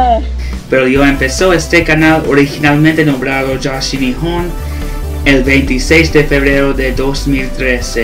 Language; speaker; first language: Spanish; non-native, learner; English